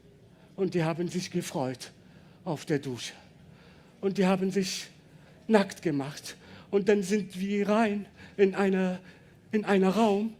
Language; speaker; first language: German; non-native, learner; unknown